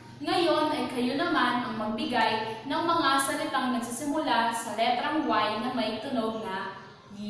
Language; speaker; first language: Filipino; native; Filipino